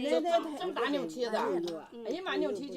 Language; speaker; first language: Chinese; native; Chinese